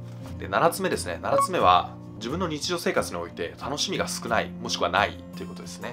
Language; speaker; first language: Japanese; native; Japanese